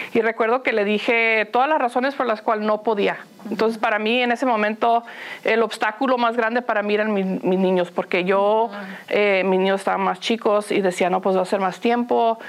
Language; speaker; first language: Spanish; early bilingual, heritage; Spanish